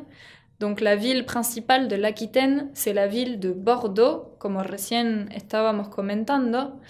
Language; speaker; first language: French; non-native, fluent; Spanish